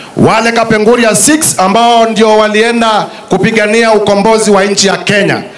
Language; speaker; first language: Swahili; non-native, local second language; Kamba